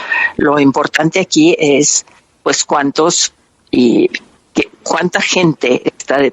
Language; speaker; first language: Spanish; native; Spanish